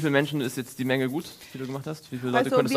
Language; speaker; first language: German; native; German